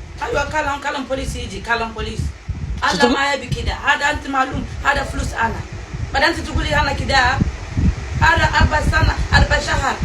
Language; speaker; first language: Arabic; non-native, learner; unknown